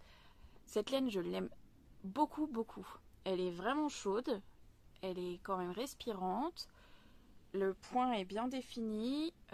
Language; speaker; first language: French; native; French